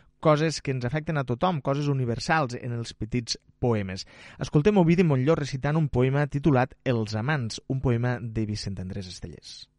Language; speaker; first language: Catalan; native; Catalan